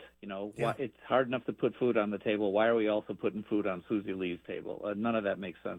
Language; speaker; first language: English; native; English